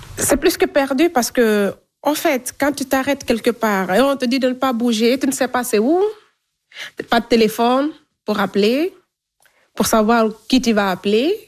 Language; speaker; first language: French; non-native, local second language; Fula